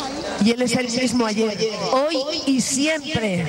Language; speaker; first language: Spanish; native; Spanish